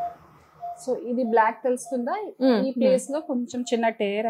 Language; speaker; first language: Telugu; non-native, fluent; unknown